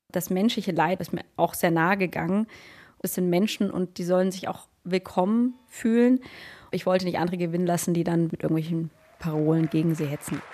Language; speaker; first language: German; native; German